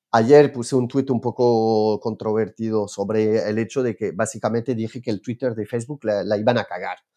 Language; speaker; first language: Spanish; non-native, fluent; French